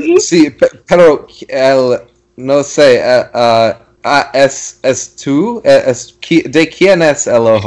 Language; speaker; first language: Spanish; non-native, learner; English